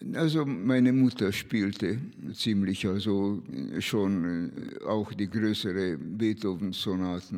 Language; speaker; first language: German; non-native, fluent; Hungarian